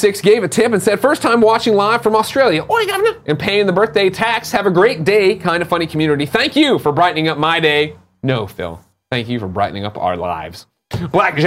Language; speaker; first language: English; native; English